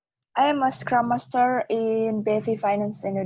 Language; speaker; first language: English; non-native, fluent; Indonesian